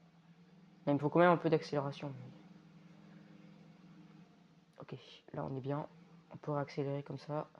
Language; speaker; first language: French; native; French